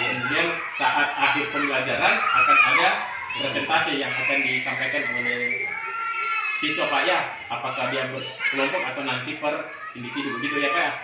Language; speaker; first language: Indonesian; native; Indonesian